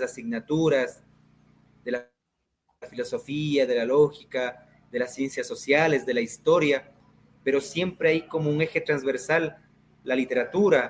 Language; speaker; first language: Spanish; native; Spanish